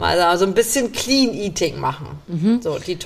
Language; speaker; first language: German; native; German